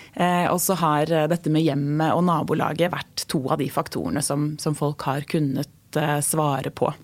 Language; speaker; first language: Norwegian; native; Norwegian